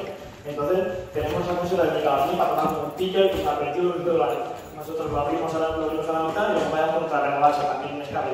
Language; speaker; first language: Spanish; native; Spanish